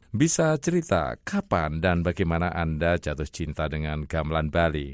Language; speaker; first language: Indonesian; native; Indonesian